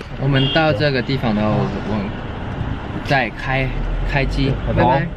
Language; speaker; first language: Chinese; non-native, learner; Thai